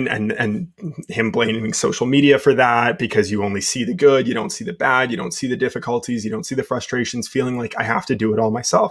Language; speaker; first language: English; native; English